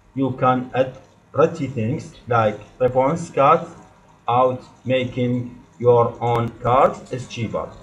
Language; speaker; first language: English; non-native, learner; Arabic